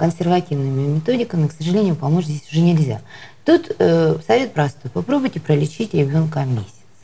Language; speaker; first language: Russian; native; Russian